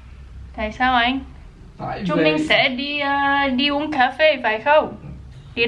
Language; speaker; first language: Vietnamese; early bilingual, heritage; English